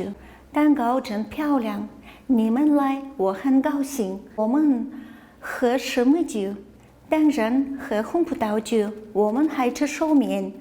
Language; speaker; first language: Chinese; non-native, fluent; Kyrgyz